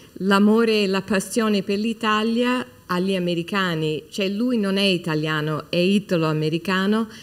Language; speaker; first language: Italian; non-native, fluent; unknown